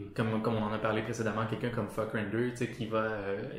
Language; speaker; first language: French; native; French